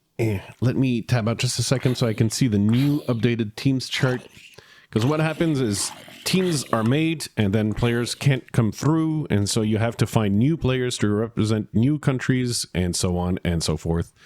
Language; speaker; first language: English; native; English